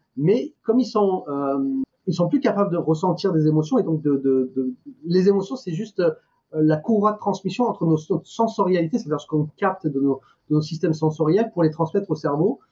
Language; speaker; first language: French; non-native, fluent; Persian